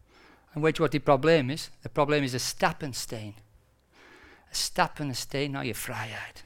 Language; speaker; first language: Dutch; non-native, fluent; English